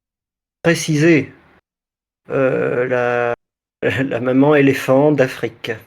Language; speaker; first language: French; native; French